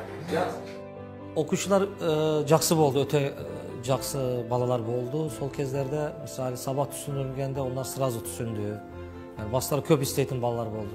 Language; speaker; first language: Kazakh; non-native, learner; Turkish